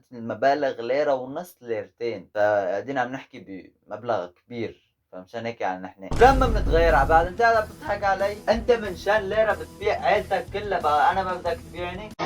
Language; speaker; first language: Arabic; native; Arabic